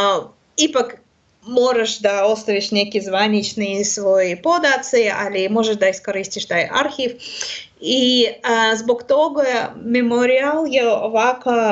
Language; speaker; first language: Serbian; non-native, learner; Russian